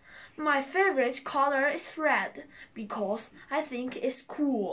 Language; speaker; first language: English; non-native, learner; Chinese